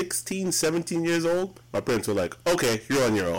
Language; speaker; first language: English; early bilingual, other home language; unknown